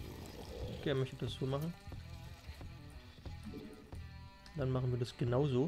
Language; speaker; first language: German; native; German